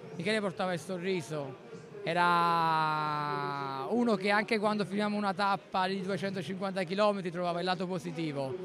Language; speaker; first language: Italian; native; Italian